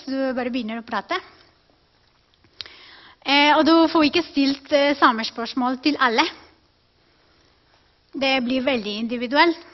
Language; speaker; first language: Norwegian; non-native, fluent; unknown